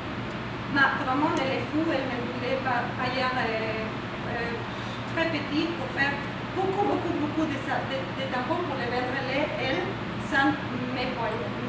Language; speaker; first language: French; non-native, fluent; Spanish